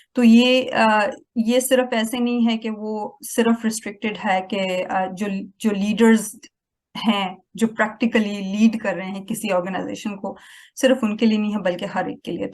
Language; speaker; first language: Urdu; native; Urdu